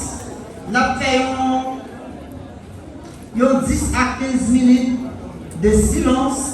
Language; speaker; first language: French; non-native, local second language; Haitian Creole